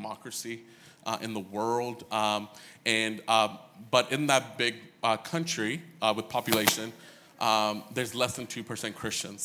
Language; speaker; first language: English; early bilingual, other home language; Hindi